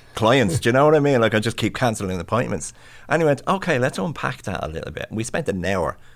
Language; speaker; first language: English; native; English